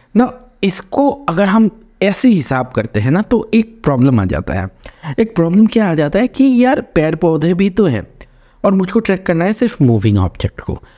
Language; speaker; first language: Hindi; native; Hindi